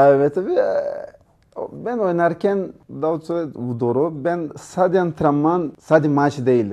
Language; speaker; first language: Turkish; non-native, learner; Portuguese